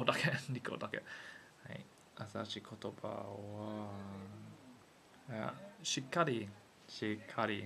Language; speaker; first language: Japanese; non-native, learner; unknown